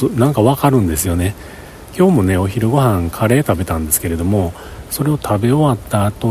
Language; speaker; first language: Japanese; native; Japanese